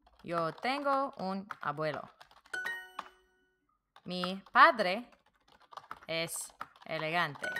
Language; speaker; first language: Spanish; non-native, learner; English